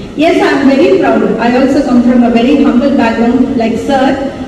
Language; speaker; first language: English; non-native, local second language; Tamil